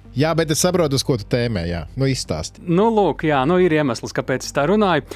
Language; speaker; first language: Latvian; native; Latvian